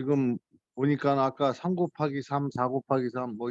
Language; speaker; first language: Korean; native; Korean